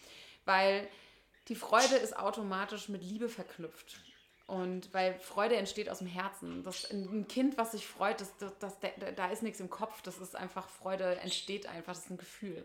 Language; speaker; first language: German; native; German